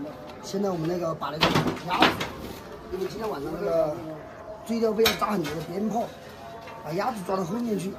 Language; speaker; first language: Chinese; native; Chinese